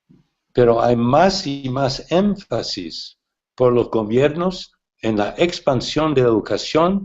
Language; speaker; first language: Spanish; non-native, fluent; English